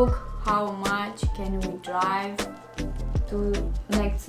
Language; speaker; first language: English; non-native, learner; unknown